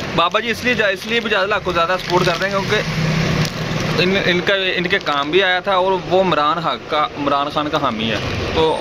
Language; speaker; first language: Urdu; non-native, local second language; Punjabi